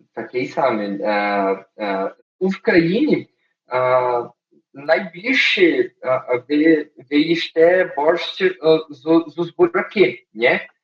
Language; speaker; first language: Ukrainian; early bilingual, heritage; Portuguese